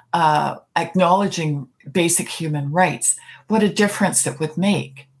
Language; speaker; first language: English; native; English